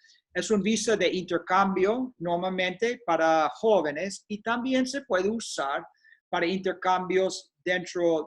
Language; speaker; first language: Spanish; non-native, fluent; English